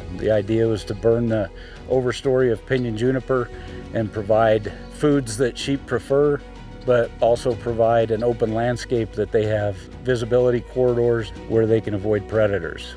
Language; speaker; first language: English; native; English